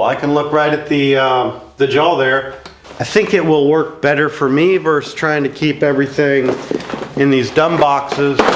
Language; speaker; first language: English; native; English